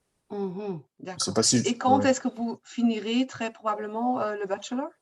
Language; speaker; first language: French; non-native, fluent; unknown